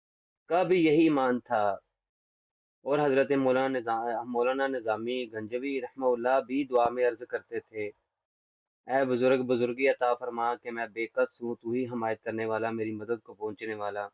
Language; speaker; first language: Hindi; non-native, local second language; Punjabi